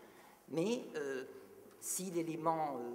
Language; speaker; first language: French; native; French